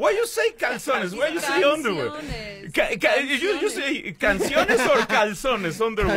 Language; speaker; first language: English; non-native, fluent; Spanish